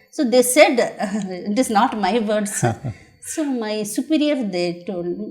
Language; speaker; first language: English; non-native, local second language; Kannada